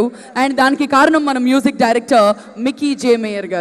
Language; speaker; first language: Telugu; native; Telugu